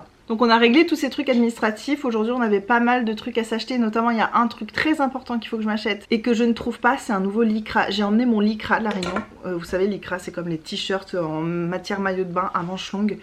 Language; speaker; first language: French; native; French